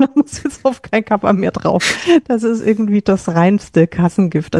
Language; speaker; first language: German; native; German